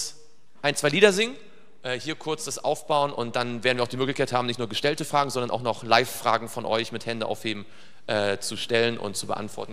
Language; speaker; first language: German; native; German